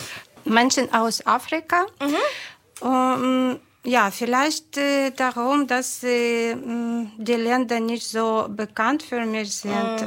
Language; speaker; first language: German; non-native, fluent; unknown